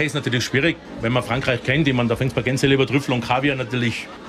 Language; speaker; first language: German; native; German